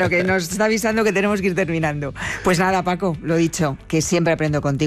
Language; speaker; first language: Spanish; native; Spanish